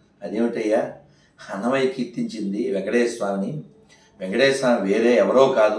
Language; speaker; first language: Telugu; native; Telugu